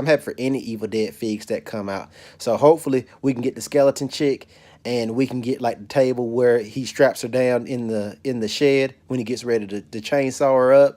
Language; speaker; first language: English; native; English